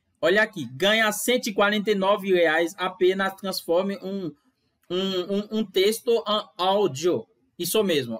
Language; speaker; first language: Portuguese; non-native, fluent; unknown